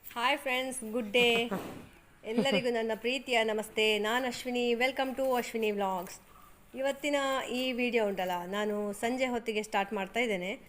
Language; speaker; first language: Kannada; non-native, local second language; Tulu